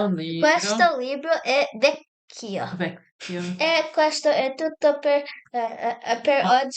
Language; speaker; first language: Italian; non-native, learner; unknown